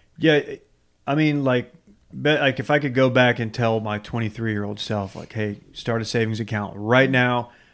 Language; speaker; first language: English; native; English